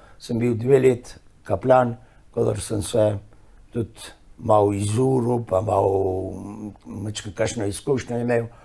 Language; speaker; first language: Slovenian; early bilingual, heritage; Slovenian